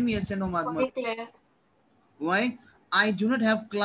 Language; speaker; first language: English; non-native, local second language; Hindi